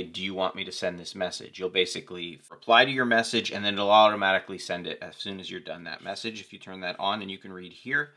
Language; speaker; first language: English; native; English